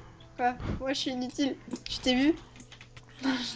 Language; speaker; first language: French; native; French